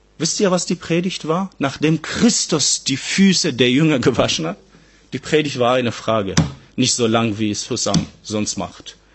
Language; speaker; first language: German; non-native, fluent; Arabic